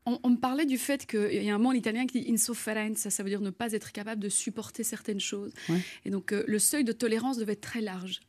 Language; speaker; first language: French; native; French